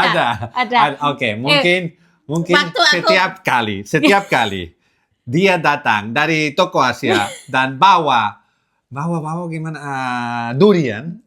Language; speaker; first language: Indonesian; non-native, learner; Catalan